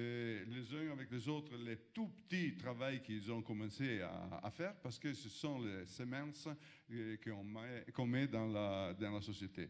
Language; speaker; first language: French; non-native, fluent; Italian